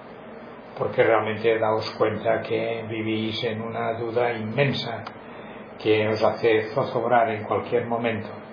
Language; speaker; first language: Spanish; native; Spanish